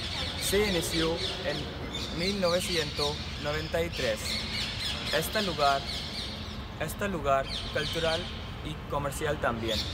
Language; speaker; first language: Spanish; non-native, learner; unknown